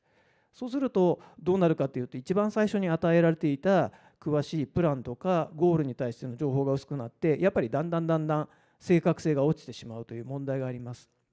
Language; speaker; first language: Japanese; native; Japanese